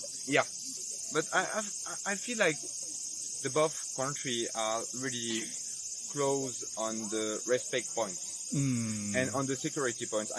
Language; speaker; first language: English; non-native, fluent; French